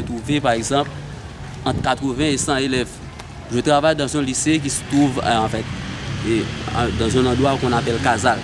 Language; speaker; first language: French; non-native, local second language; Haitian Creole